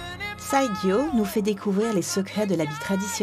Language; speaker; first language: French; native; French